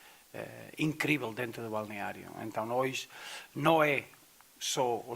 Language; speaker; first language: Portuguese; non-native, fluent; Spanish